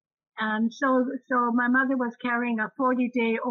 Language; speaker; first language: English; native; English